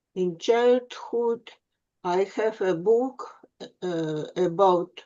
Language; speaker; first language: English; non-native, learner; Russian